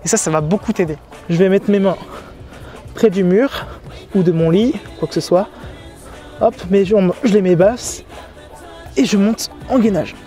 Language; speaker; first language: French; native; French